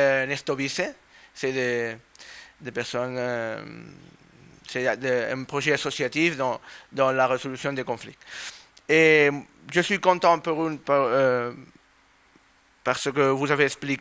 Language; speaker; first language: French; non-native, learner; Spanish